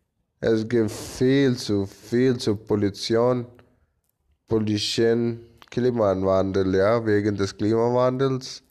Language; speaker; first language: German; non-native, learner; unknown